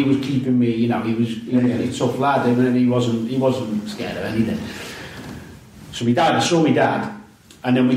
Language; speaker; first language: English; native; English